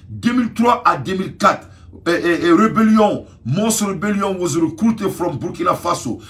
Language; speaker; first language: English; non-native, learner; Bambara